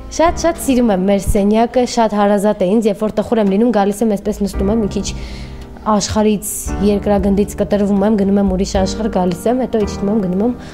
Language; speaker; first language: Armenian; native; Armenian